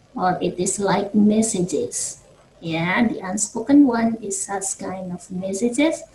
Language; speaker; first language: English; non-native, fluent; Indonesian